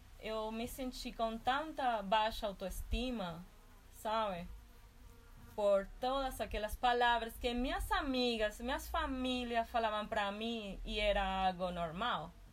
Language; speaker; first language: Portuguese; non-native, fluent; Spanish